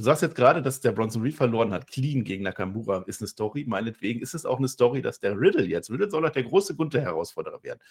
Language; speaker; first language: German; native; German